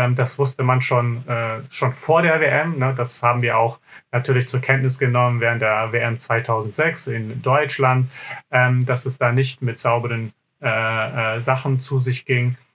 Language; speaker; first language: German; early bilingual, other home language; Serbian